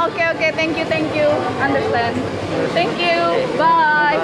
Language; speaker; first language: English; non-native, learner; Indonesian